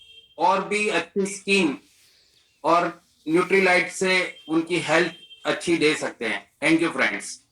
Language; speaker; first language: Hindi; native; Hindi